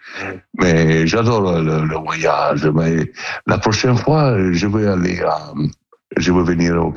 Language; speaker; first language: French; non-native, learner; Italian